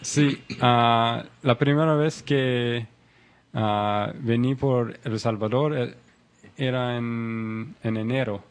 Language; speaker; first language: Spanish; non-native, learner; English